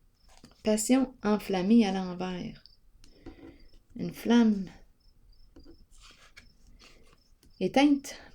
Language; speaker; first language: French; native; French